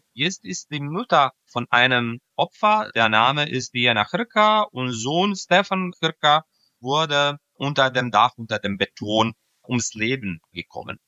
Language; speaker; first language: German; non-native, fluent; Serbian